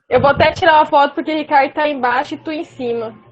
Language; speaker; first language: Portuguese; native; Portuguese